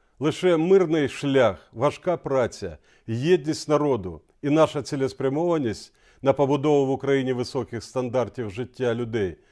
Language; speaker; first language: Ukrainian; non-native, local second language; Russian